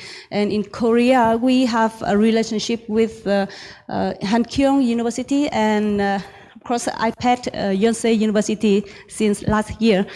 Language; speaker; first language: English; non-native, learner; Vietnamese